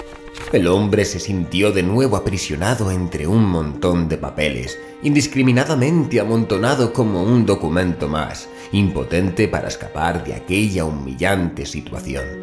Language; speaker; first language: Spanish; native; Spanish